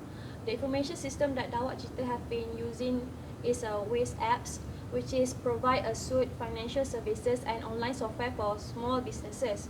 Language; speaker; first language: English; non-native, learner; Malay